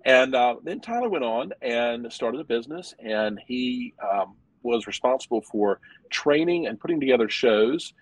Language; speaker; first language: English; native; English